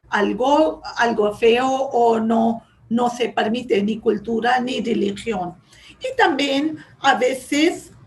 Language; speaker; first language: Spanish; non-native, fluent; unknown